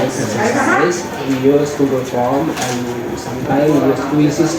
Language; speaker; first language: English; non-native, learner; Indonesian